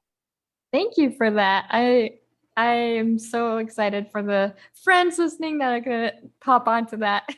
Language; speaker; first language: English; native; English